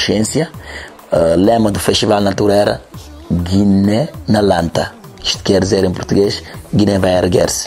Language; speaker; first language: Portuguese; non-native, local second language; Upper Guinea Crioulo